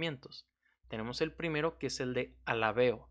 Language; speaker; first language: Spanish; native; Spanish